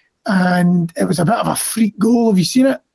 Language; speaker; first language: English; native; English